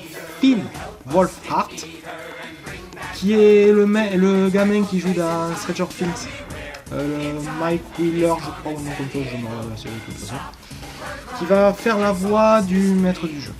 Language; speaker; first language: French; native; French